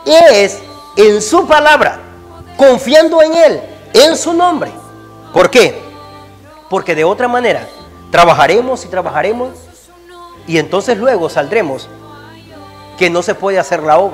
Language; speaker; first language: Spanish; native; Spanish